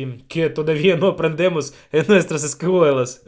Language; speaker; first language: Spanish; non-native, learner; Russian